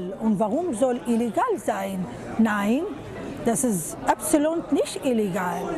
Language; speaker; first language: German; non-native, fluent; Arabic